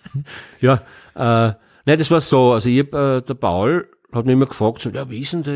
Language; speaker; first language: German; native; German